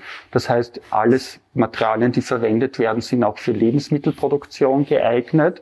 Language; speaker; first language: German; native; German